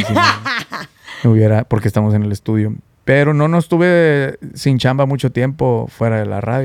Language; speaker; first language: Spanish; early bilingual, heritage; Spanish